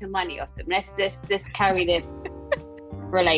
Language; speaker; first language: English; native; English